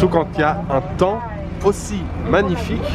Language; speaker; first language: French; native; French